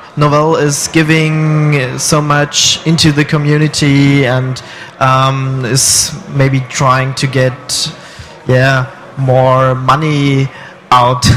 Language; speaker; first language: English; non-native, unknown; German